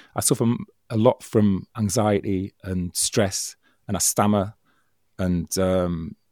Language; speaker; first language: English; native; English